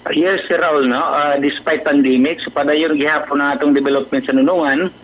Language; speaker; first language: Cebuano; non-native, local second language; Maranao